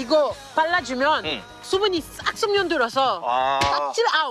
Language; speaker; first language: Korean; non-native, learner; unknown